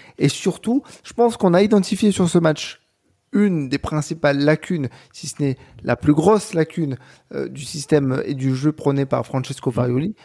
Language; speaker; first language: French; native; French